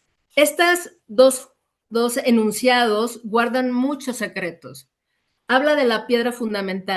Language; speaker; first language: Spanish; native; Spanish